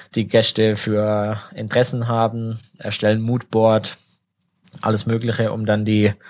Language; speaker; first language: German; native; German